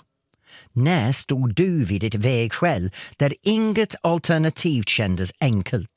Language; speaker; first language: Swedish; non-native, fluent; English